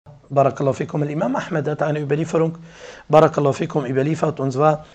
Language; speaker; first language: German; non-native, fluent; Arabic